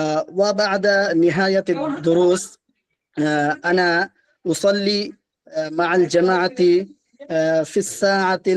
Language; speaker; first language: Arabic; non-native, learner; Bangla